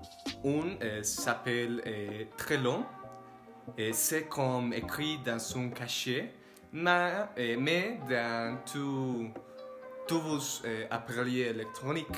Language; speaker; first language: French; non-native, learner; Spanish